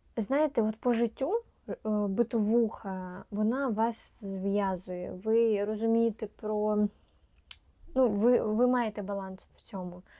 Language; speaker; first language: Ukrainian; non-native, local second language; Russian